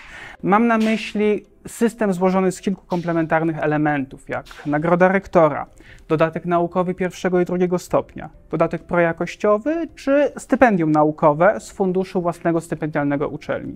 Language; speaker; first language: Polish; native; Polish